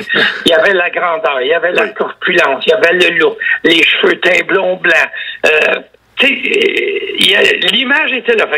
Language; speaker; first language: French; native; French